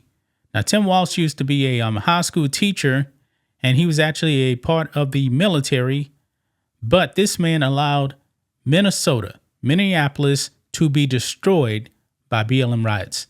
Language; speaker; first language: English; native; English